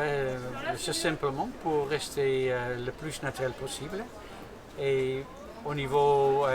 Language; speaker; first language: French; non-native, fluent; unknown